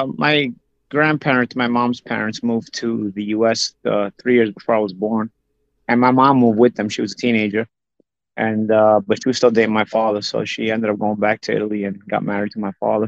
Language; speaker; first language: English; early bilingual, other home language; Italian